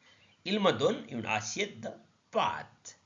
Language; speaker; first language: French; non-native, learner; Nepali